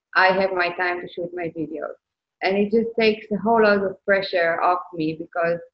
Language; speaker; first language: English; non-native, fluent; Hebrew